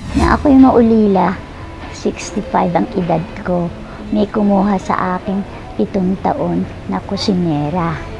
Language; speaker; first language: Filipino; native; Filipino